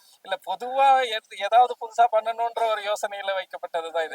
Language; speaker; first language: Tamil; native; Tamil